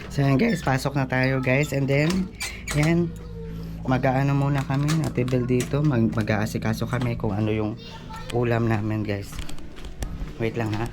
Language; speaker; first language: Filipino; non-native, local second language; Waray